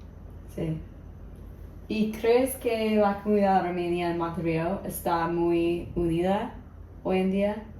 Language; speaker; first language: Spanish; non-native, learner; English